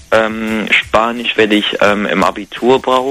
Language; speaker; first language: German; native; German